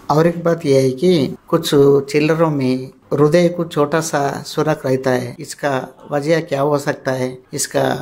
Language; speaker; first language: Hindi; non-native, local second language; Telugu